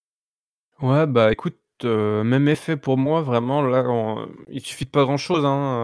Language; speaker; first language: French; native; French